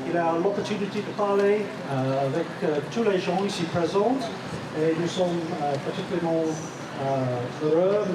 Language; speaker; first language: French; non-native, learner; English